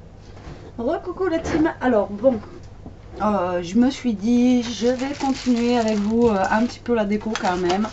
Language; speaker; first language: French; native; French